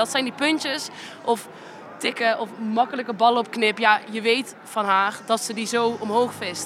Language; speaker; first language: Dutch; native; Dutch